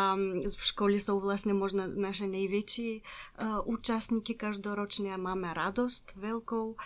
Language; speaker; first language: Czech; non-native, fluent; Bulgarian